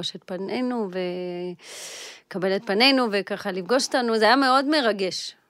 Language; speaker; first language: Hebrew; early bilingual, other home language; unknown